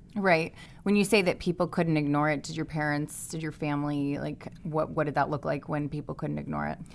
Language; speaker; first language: English; native; English